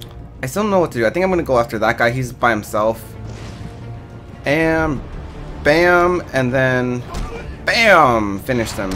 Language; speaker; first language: English; native; English